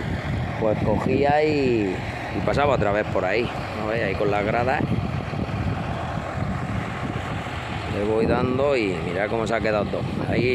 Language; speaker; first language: Spanish; native; Spanish